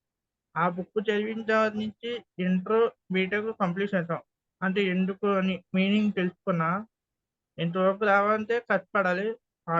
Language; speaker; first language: Telugu; native; Telugu